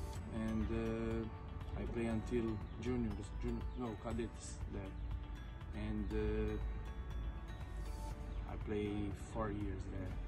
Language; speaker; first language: English; non-native, learner; Portuguese